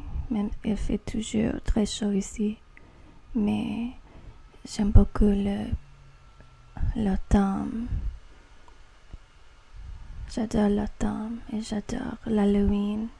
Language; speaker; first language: French; non-native, learner; English